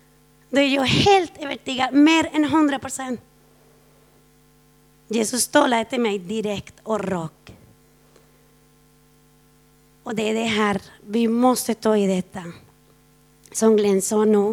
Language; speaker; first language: Swedish; non-native, fluent; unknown